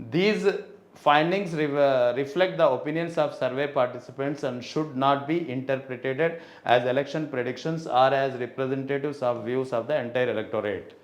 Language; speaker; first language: English; non-native, local second language; Telugu